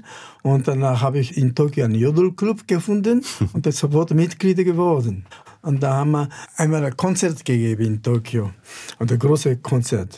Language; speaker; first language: German; non-native, fluent; Japanese